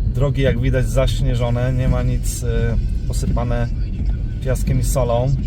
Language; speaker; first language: Polish; native; Polish